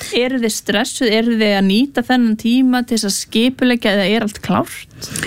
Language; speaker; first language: Icelandic; native; Icelandic